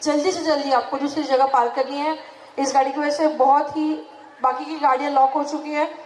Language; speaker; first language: Hindi; non-native, local second language; Marathi